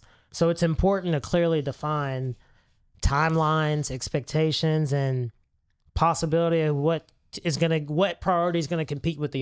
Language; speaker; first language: English; native; English